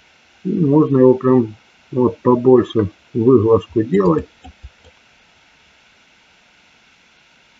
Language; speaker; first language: Russian; native; Russian